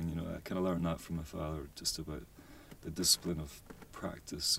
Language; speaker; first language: English; native; English